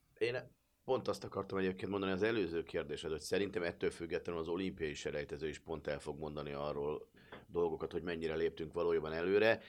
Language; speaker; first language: Hungarian; native; Hungarian